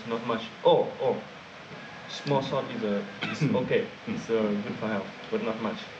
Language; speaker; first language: English; non-native, learner; Vietnamese